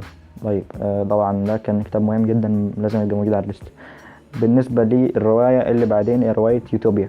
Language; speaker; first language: Arabic; native; Arabic